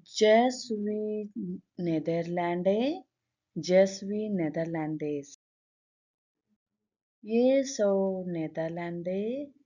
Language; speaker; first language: French; non-native, learner; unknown